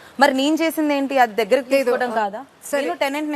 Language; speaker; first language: Telugu; native; Telugu